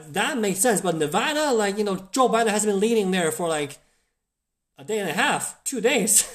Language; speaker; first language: English; non-native, fluent; Chinese